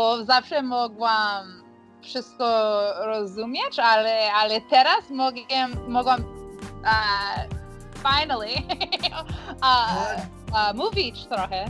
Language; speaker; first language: Polish; early bilingual, heritage; Polish